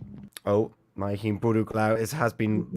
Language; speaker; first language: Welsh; non-native, learner; English